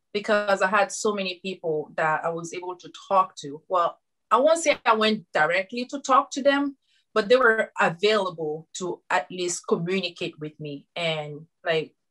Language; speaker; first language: English; non-native, fluent; Susu